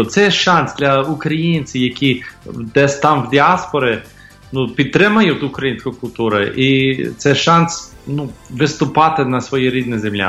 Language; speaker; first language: Ukrainian; early bilingual, heritage; English